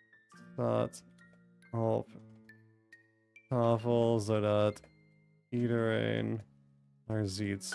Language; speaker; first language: Dutch; non-native, learner; English